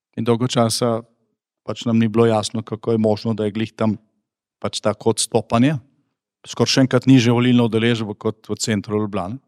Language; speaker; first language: Slovenian; native; Slovenian